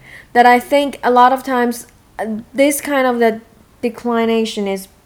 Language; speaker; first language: English; non-native, fluent; Chinese